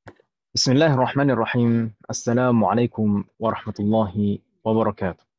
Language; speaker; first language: Arabic; non-native, fluent; Indonesian